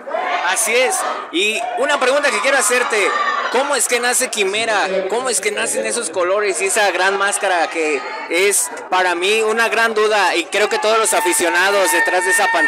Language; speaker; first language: Spanish; native; Spanish